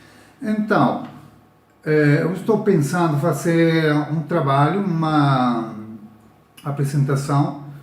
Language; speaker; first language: Portuguese; non-native, learner; Spanish